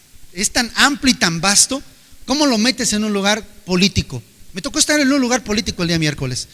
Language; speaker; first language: Spanish; native; Spanish